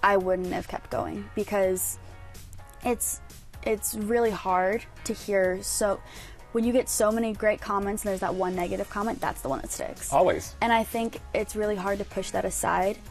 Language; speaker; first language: English; native; English